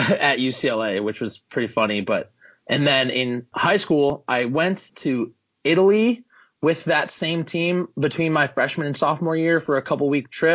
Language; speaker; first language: English; native; English